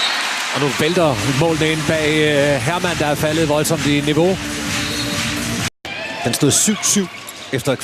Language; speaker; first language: Danish; native; Danish